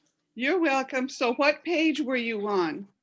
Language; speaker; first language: English; native; English